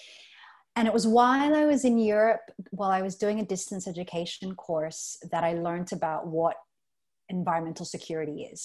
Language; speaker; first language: English; native; English